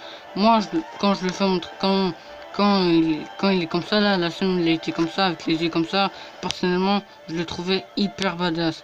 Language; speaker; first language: French; native; French